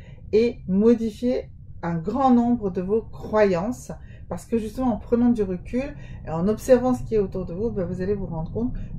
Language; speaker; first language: French; native; French